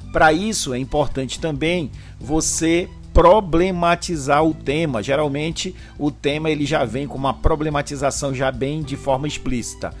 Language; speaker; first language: Portuguese; native; Portuguese